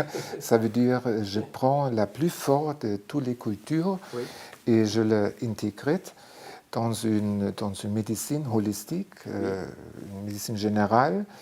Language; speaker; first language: French; non-native, fluent; German